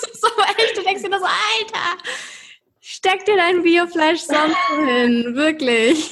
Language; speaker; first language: German; native; German